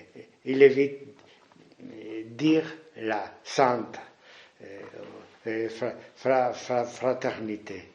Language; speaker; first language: French; non-native, fluent; Spanish